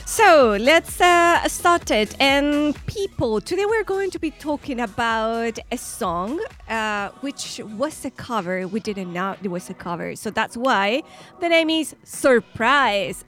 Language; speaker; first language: English; non-native, fluent; Spanish